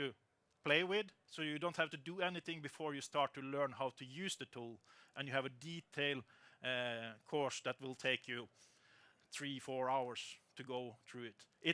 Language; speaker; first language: English; non-native, fluent; Norwegian